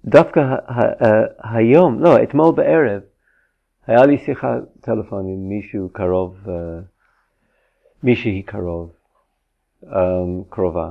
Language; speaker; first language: Hebrew; non-native, fluent; English